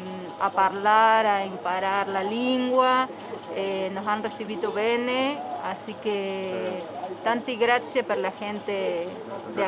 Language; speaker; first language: Italian; non-native, learner; Spanish